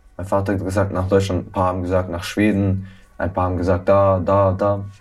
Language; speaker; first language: German; early bilingual, other home language; Arabic